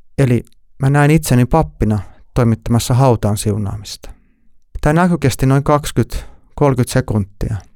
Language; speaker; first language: Finnish; native; Finnish